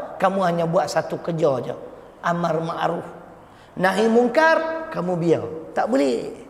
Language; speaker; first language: Malay; native; Malay